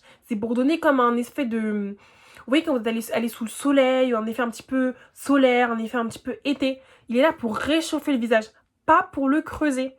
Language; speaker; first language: French; native; French